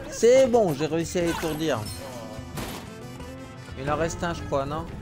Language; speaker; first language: French; native; French